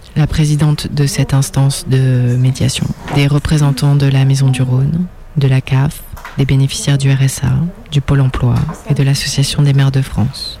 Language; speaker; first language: French; native; French